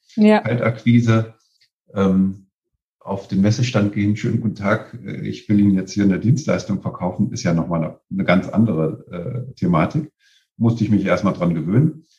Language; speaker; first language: German; native; German